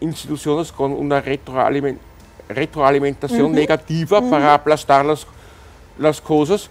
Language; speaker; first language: Spanish; non-native, fluent; German